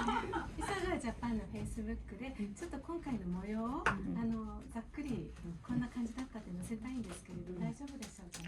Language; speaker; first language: Japanese; native; Japanese